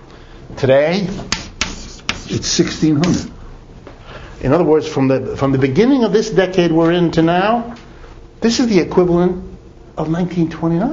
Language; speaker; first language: English; native; English